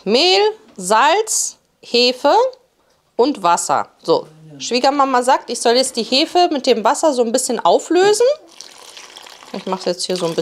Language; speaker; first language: German; early bilingual, other home language; Polish